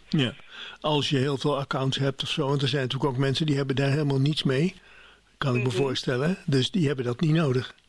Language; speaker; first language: Dutch; native; Dutch